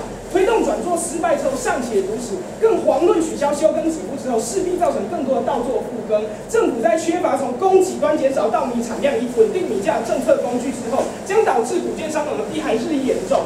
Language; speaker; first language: Chinese; native; Chinese